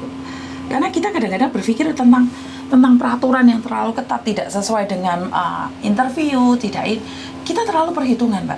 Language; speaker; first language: Indonesian; non-native, local second language; Javanese